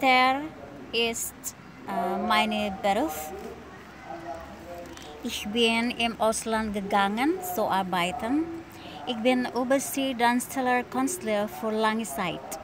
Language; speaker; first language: German; non-native, learner; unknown